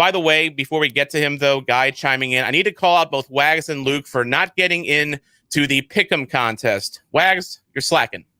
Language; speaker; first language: English; native; English